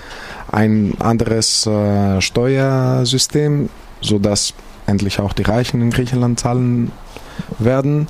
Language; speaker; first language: German; non-native, fluent; Greek